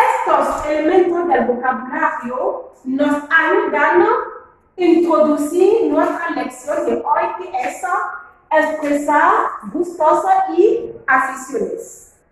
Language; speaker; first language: Spanish; non-native, fluent; French